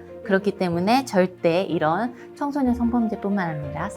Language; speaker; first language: Korean; native; Korean